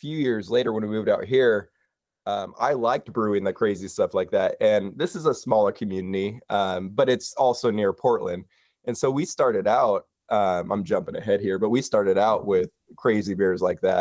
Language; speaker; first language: English; native; English